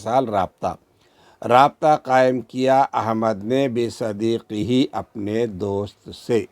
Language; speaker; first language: Urdu; native; Urdu